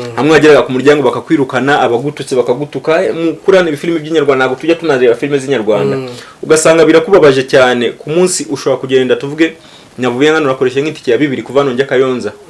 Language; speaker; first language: Kinyarwanda; early bilingual, heritage; Kinyarwanda